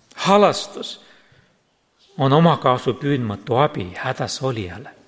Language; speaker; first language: Estonian; non-native, local second language; Russian